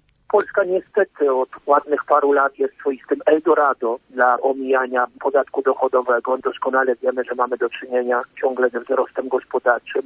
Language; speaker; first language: Polish; native; Polish